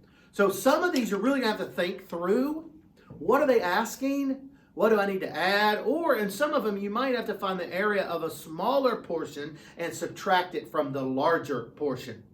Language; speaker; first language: English; native; English